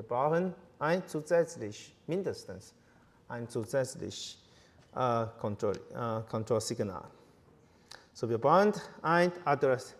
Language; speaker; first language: German; non-native, learner; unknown